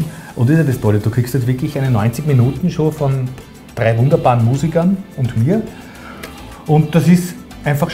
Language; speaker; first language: German; native; German